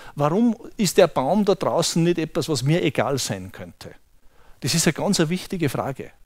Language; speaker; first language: German; native; German